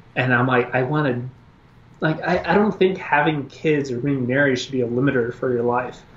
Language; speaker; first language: English; early bilingual, other home language; Albanian